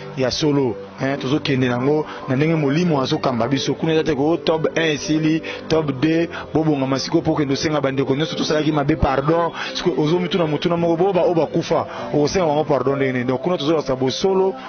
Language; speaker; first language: Lingala; native; Lingala